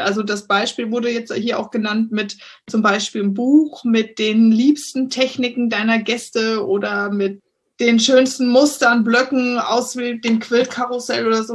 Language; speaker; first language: German; native; German